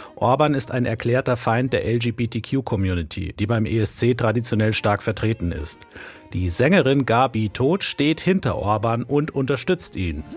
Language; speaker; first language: German; native; German